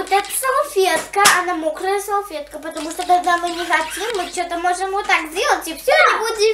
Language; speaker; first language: Russian; early bilingual, heritage; Russian